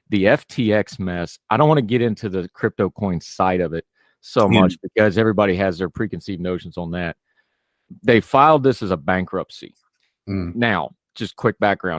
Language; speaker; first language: English; native; English